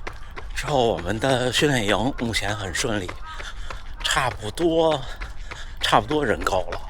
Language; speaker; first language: Chinese; native; Chinese